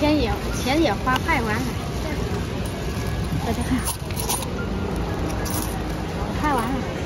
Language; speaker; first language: Chinese; non-native, learner; Vietnamese